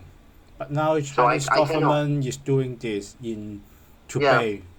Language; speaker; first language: English; non-native, learner; Cantonese